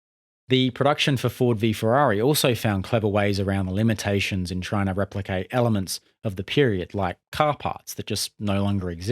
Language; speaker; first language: English; native; English